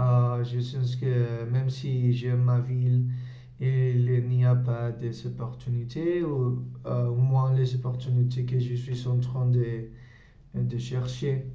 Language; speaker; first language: French; non-native, learner; Spanish